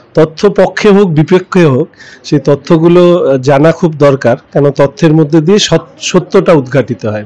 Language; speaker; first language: Bangla; native; Bangla